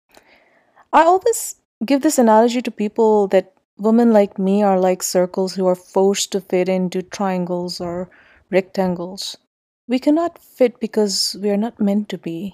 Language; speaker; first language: English; non-native, local second language; Urdu